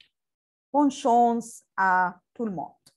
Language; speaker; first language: French; non-native, learner; Arabic